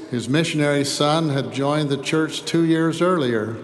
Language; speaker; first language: English; native; English